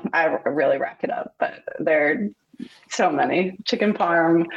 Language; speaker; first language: English; native; English